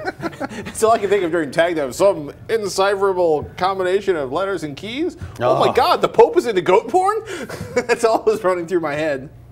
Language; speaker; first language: English; native; English